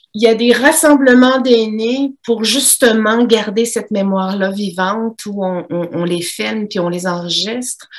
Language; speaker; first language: French; native; French